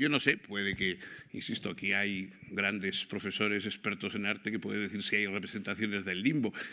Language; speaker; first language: Spanish; native; Spanish